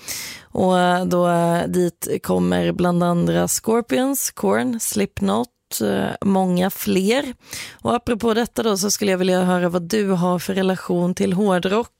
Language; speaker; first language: Swedish; native; Swedish